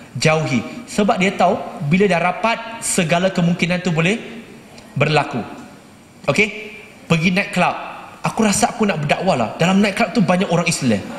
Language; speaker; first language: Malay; native; Malay